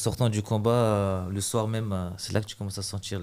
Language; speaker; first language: French; early bilingual, other home language; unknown